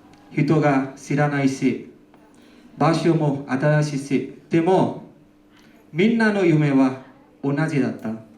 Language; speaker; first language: Japanese; non-native, learner; Nepali